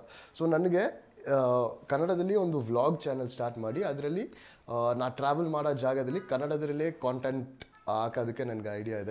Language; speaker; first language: Kannada; non-native, local second language; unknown